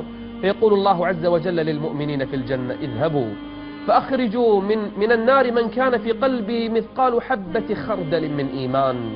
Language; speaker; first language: Arabic; native; Arabic